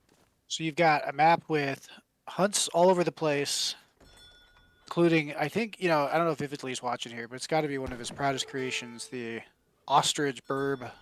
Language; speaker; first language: English; native; English